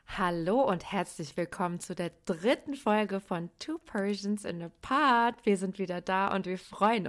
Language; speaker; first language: German; early bilingual, other home language; Persian